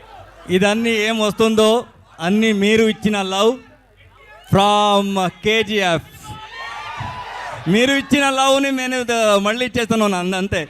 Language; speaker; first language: Telugu; non-native, learner; Kannada